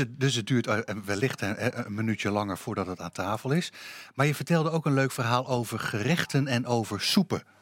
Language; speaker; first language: Dutch; native; Dutch